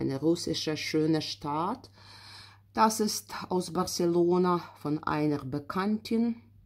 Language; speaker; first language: German; non-native, fluent; Russian